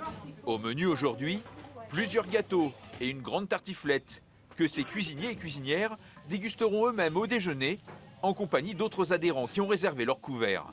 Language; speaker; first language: French; native; French